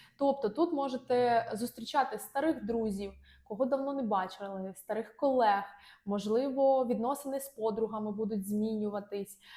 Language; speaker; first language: Ukrainian; non-native, local second language; Russian